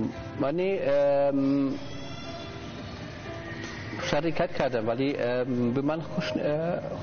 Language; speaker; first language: Persian; non-native, learner; German